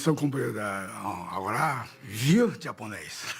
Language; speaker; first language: Portuguese; non-native, learner; Japanese